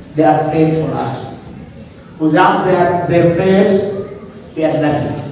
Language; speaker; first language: English; non-native, learner; Amharic